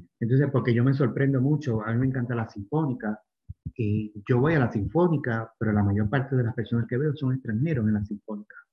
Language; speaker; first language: Spanish; native; Spanish